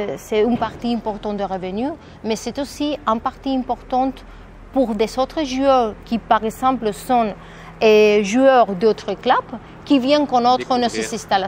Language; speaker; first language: French; non-native, fluent; Spanish